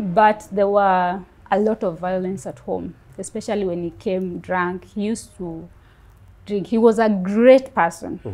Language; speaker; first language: English; non-native, local second language; Luo (Kenya and Tanzania)